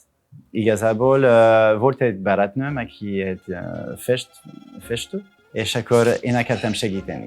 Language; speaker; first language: Hungarian; non-native, learner; French